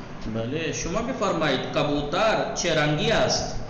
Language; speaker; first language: Persian; non-native, fluent; Urdu